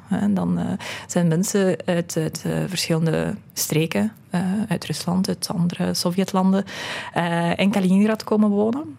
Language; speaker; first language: Dutch; early bilingual, other home language; Russian